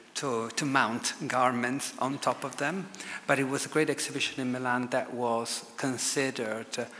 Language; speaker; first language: English; non-native, fluent; Italian